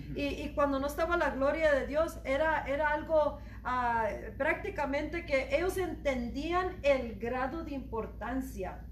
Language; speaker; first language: Spanish; early bilingual, heritage; Spanish